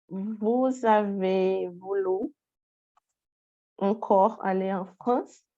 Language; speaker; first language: French; non-native, learner; Portuguese